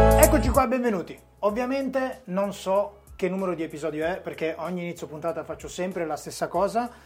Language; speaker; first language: Italian; native; Italian